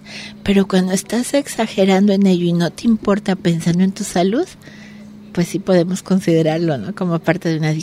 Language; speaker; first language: Spanish; native; Spanish